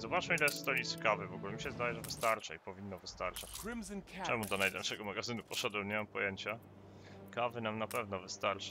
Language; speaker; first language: Polish; native; Polish